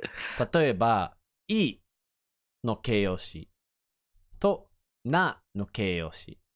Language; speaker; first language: Japanese; non-native, fluent; English